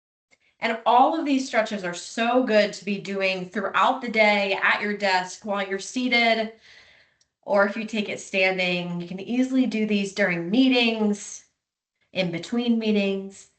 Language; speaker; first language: English; native; English